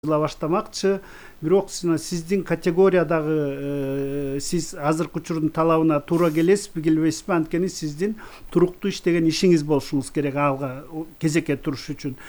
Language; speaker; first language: Kyrgyz; native; Kyrgyz